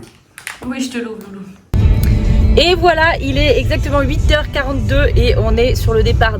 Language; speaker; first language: French; native; French